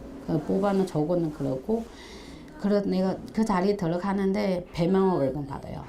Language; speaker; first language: Korean; non-native, local second language; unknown